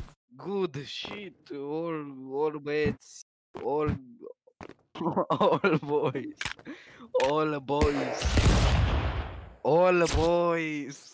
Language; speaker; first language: English; non-native, learner; Romanian